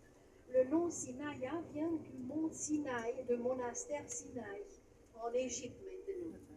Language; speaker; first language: French; non-native, fluent; Romanian